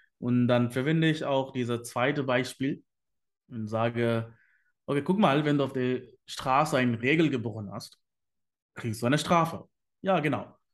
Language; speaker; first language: German; non-native, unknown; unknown